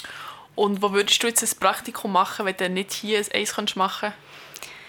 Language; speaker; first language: German; native; German